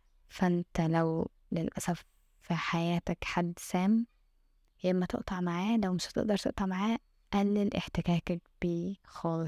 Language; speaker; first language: Arabic; native; Arabic